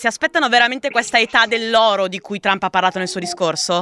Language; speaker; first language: Italian; native; Italian